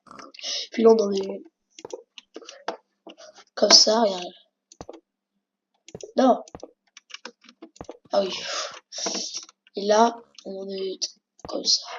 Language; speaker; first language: French; native; French